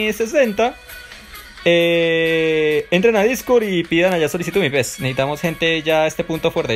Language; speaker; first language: Spanish; native; Spanish